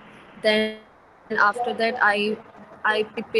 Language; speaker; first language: English; non-native, learner; Hindi